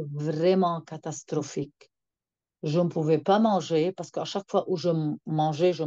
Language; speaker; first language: French; non-native, local second language; Arabic